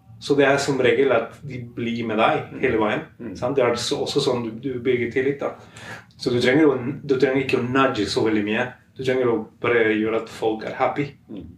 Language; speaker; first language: Norwegian; non-native, fluent; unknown